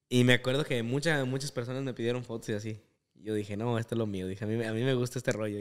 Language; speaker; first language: Spanish; native; Spanish